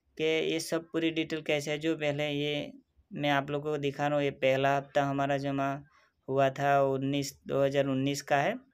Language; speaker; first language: Hindi; non-native, local second language; Gujarati